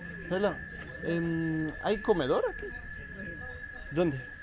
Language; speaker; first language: Spanish; non-native, learner; Danish